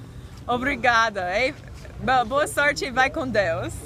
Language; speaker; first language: Portuguese; non-native, learner; English